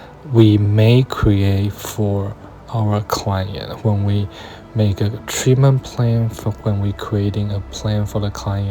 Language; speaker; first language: English; non-native, fluent; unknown